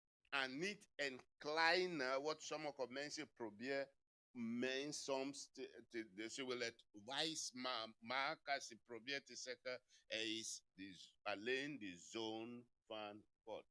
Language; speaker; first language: Dutch; non-native, fluent; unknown